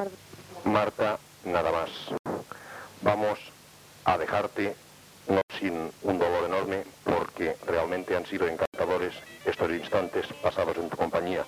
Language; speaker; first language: Spanish; native; Spanish